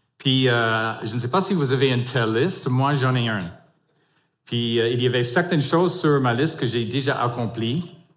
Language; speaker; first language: French; non-native, fluent; English